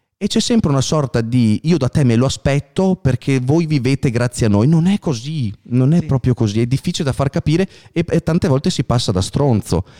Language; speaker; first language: Italian; native; Italian